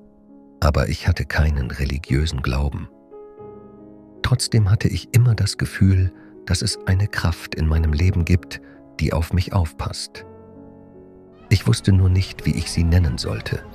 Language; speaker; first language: German; non-native, fluent; Persian